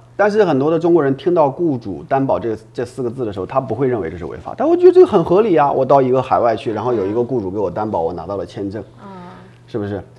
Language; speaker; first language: Chinese; native; Chinese